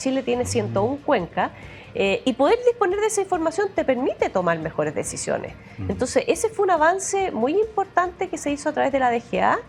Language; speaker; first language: Spanish; native; Spanish